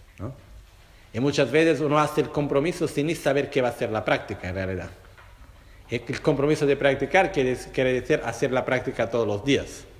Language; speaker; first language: Spanish; non-native, fluent; Portuguese